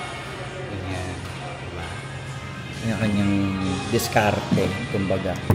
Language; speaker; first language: Filipino; native; Filipino